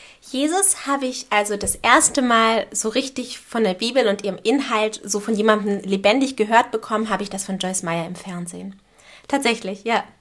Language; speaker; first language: German; native; German